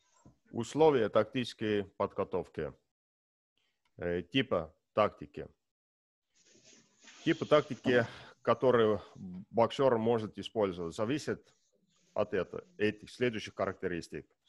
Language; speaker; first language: Russian; non-native, learner; Estonian